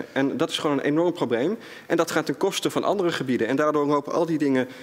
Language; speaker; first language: Dutch; native; Dutch